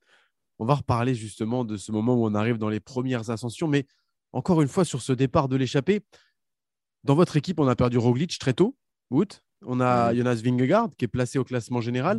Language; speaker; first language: French; native; French